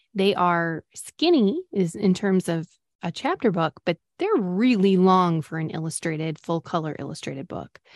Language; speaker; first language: English; native; English